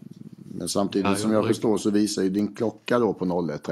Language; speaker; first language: Swedish; native; Swedish